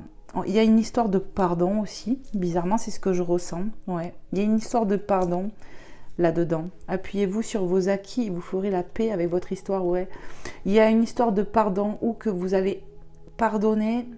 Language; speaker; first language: French; native; French